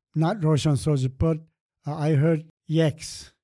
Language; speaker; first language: English; non-native, fluent; Korean